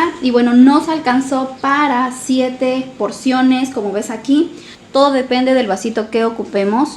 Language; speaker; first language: Spanish; native; Spanish